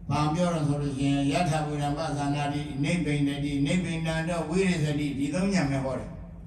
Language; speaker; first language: Burmese; native; Burmese